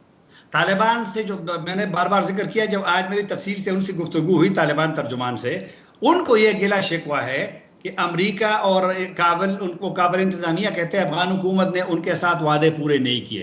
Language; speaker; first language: Hindi; non-native, local second language; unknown